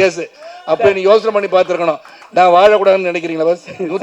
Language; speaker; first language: Tamil; native; Tamil